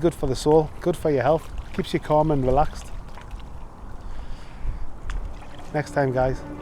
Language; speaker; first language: English; native; English